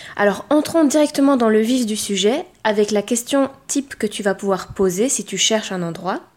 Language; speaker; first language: French; native; French